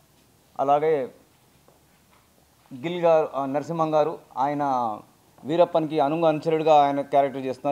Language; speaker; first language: Telugu; native; Telugu